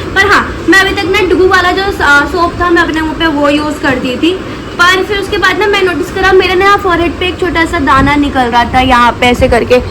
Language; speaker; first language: Hindi; non-native, local second language; Maithili